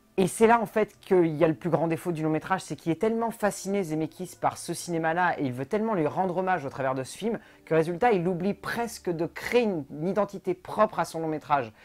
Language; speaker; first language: French; native; French